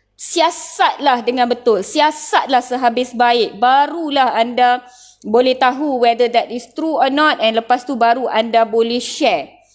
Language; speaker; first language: Malay; non-native, local second language; Tamil